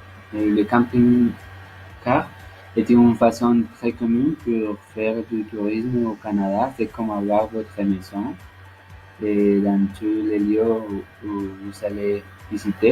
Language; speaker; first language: French; non-native, learner; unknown